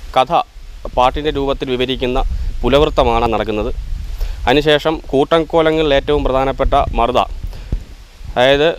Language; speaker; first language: Malayalam; native; Malayalam